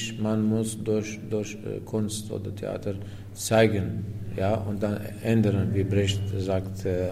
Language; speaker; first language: German; non-native, learner; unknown